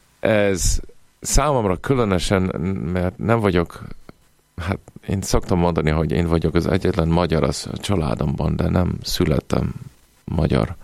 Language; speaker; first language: Hungarian; non-native, fluent; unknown